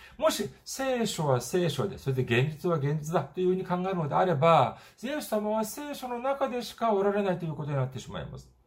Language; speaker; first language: Japanese; non-native, fluent; Korean